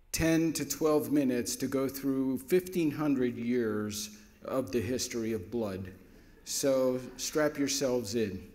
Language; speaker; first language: English; native; English